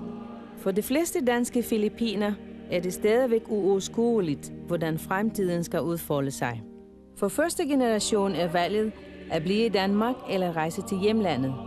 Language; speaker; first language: Danish; non-native, fluent; Filipino